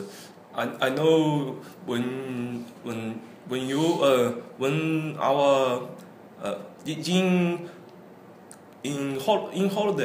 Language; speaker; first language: English; non-native, learner; Korean